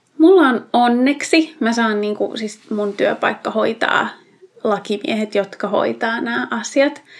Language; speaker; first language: Finnish; native; Finnish